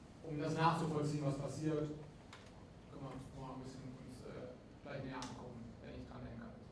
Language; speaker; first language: German; native; German